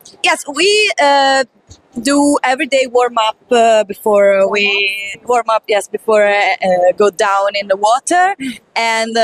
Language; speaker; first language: English; non-native, fluent; Italian